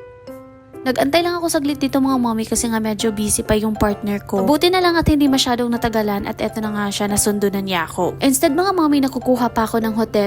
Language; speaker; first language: Filipino; non-native, local second language; Cebuano